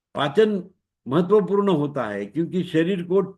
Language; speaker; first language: Hindi; non-native, local second language; Marathi